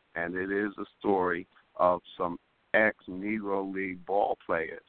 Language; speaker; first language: English; native; English